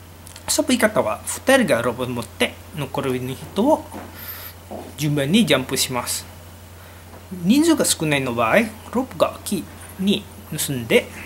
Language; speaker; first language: Japanese; non-native, learner; Indonesian